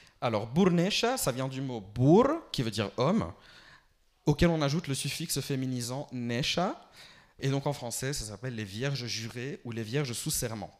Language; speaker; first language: French; early bilingual, other home language; Albanian